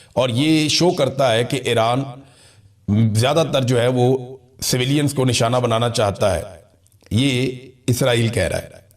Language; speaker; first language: Urdu; non-native, local second language; Punjabi